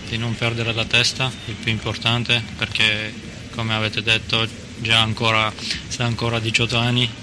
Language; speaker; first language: Italian; non-native, fluent; Armenian